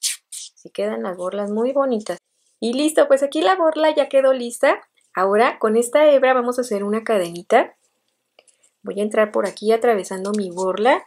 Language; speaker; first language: Spanish; native; Spanish